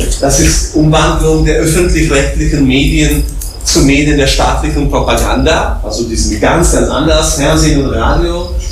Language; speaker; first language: German; non-native, fluent; Slovak